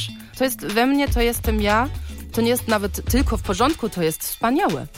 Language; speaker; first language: Polish; early bilingual, heritage; Polish